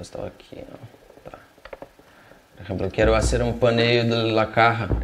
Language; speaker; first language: Spanish; non-native, fluent; Portuguese